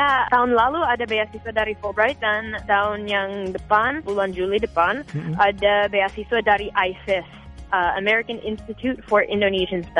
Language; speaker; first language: Indonesian; non-native, fluent; English